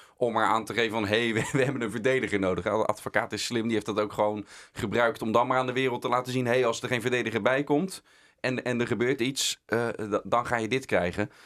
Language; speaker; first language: Dutch; native; Dutch